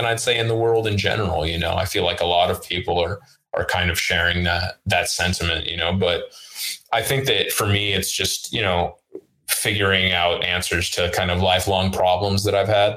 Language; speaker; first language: English; early bilingual, other home language; Russian